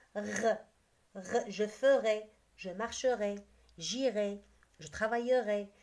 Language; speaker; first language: French; non-native, local second language; Arabic